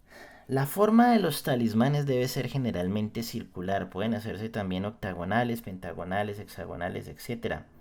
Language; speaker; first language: Spanish; native; Spanish